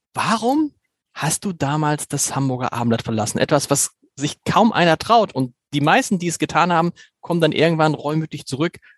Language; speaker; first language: German; native; German